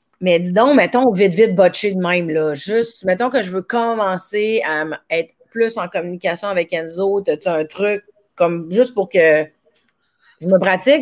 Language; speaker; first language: French; native; French